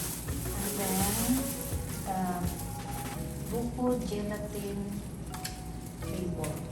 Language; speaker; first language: English; non-native, learner; Filipino